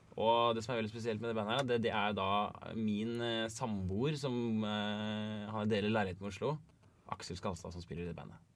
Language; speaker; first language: Norwegian; native; Norwegian